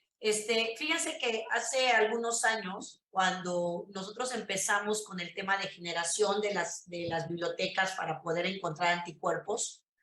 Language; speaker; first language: Spanish; native; Spanish